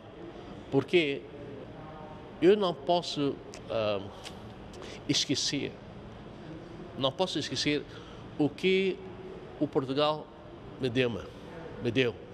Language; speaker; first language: Portuguese; non-native, fluent; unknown